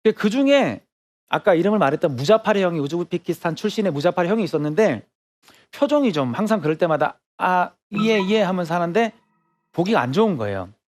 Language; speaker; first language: Korean; native; Korean